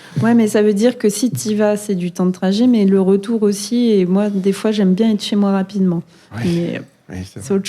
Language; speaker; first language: French; native; French